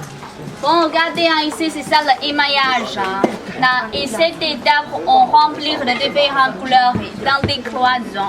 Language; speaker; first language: French; non-native, fluent; Chinese